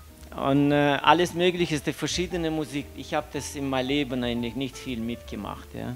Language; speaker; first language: German; non-native, fluent; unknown